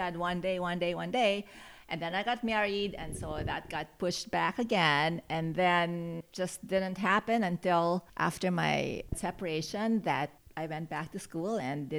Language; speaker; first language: English; non-native, local second language; Filipino